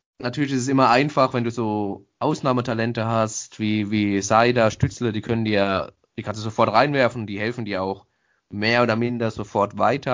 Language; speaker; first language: German; native; German